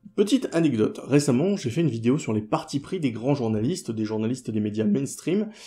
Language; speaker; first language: French; native; French